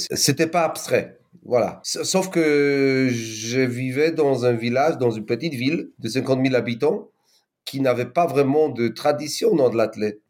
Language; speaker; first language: French; non-native, fluent; Polish